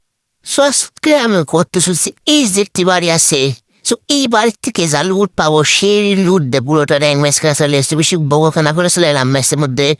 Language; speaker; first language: Bangla; native; Bangla